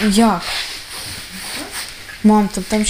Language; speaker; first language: Swedish; non-native, learner; Russian